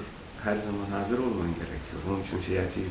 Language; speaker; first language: Turkish; non-native, learner; Azerbaijani